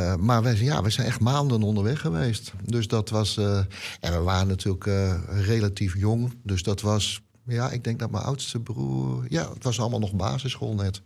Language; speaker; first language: Dutch; native; Dutch